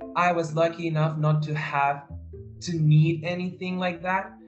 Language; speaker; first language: English; non-native, fluent; Spanish